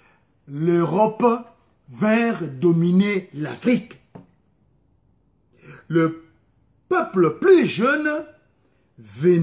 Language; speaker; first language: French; non-native, local second language; Kongo